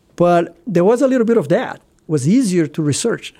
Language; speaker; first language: English; non-native, fluent; Portuguese